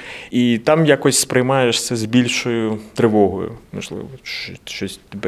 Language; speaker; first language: Ukrainian; native; Ukrainian